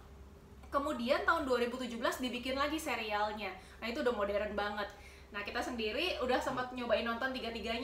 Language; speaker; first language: Indonesian; native; Indonesian